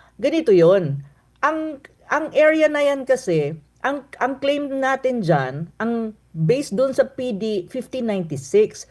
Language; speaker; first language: Filipino; non-native, local second language; Cebuano